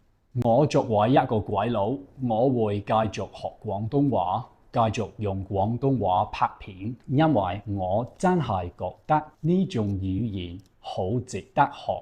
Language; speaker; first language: Cantonese; non-native, fluent; English